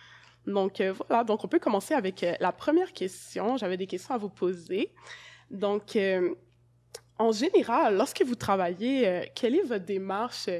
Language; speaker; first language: French; native; French